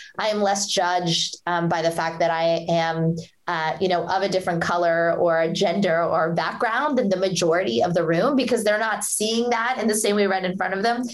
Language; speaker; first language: English; early bilingual, other home language; Hindi